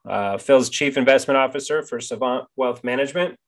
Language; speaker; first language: English; native; English